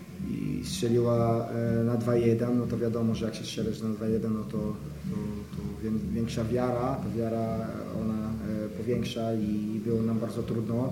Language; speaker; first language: Polish; non-native, fluent; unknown